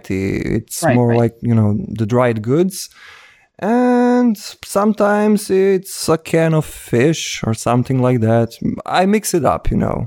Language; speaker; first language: English; non-native, fluent; Croatian